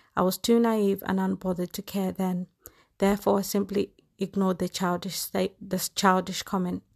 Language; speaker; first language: English; native; English